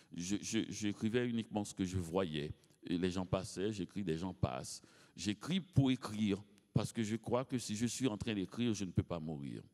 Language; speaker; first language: French; native; French